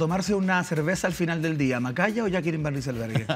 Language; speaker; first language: Spanish; native; Spanish